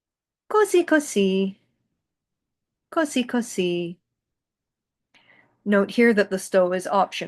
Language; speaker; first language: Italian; non-native, fluent; English